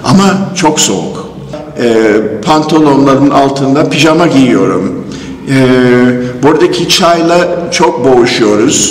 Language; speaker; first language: Turkish; non-native, fluent; English